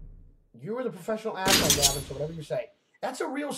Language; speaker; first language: English; native; English